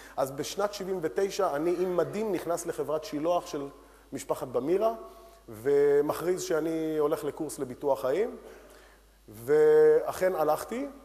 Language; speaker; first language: Hebrew; early bilingual, other home language; Romanian